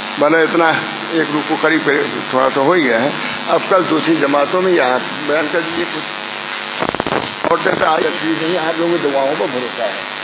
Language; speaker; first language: Urdu; native; Urdu